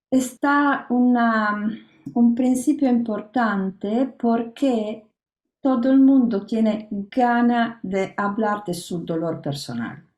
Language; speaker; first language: Spanish; non-native, learner; Italian